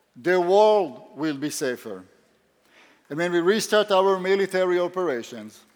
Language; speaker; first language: English; non-native, fluent; Hebrew